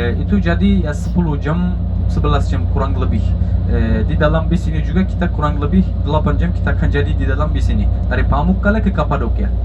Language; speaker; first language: Indonesian; non-native, fluent; Turkish